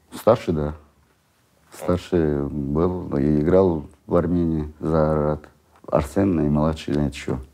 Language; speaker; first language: Russian; non-native, local second language; Armenian